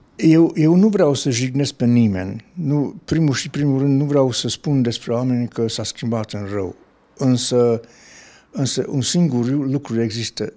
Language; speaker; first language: Romanian; non-native, local second language; Hungarian